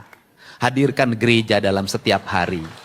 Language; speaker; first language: Indonesian; native; Indonesian